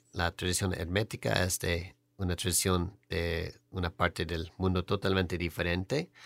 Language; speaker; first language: Spanish; non-native, fluent; English